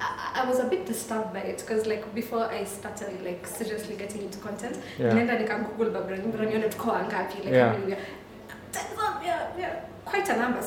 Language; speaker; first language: English; non-native, local second language; Swahili